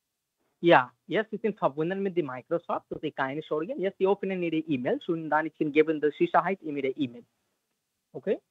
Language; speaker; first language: German; non-native, learner; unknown